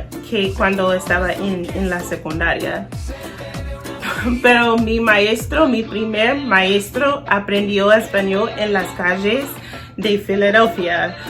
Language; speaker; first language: Spanish; non-native, learner; English